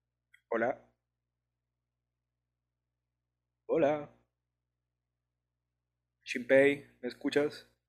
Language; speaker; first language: Spanish; native; Spanish